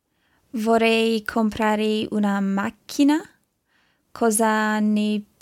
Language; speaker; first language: Italian; non-native, learner; English